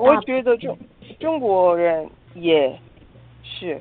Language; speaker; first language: Chinese; non-native, learner; Korean